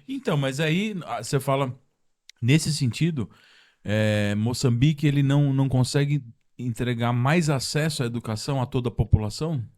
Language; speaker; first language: Portuguese; native; Portuguese